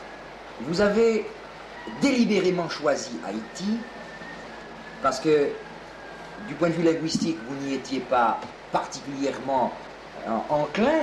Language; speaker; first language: French; native; French